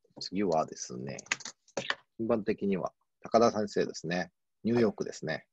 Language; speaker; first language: Japanese; native; Japanese